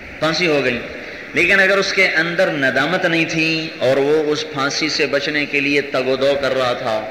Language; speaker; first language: Urdu; non-native, local second language; Punjabi